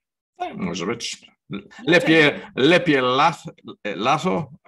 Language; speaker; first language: Polish; non-native, learner; English